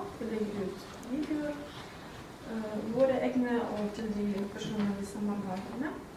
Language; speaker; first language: Norwegian; non-native, fluent; Ukrainian